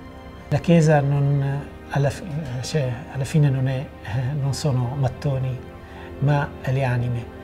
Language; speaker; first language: Italian; non-native, fluent; Assyrian Neo-Aramaic